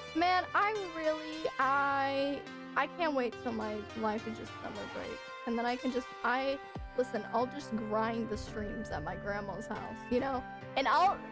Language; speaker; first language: English; native; English